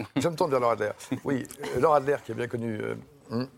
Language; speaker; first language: French; native; French